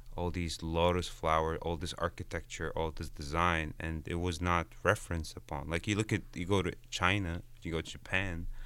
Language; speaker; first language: English; non-native, fluent; Arabic